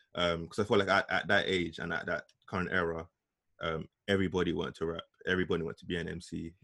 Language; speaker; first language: English; native; English